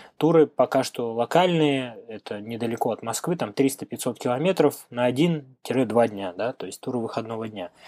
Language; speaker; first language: Russian; native; Russian